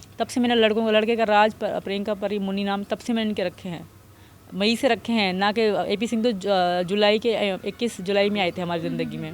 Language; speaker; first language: Urdu; non-native, local second language; Sindhi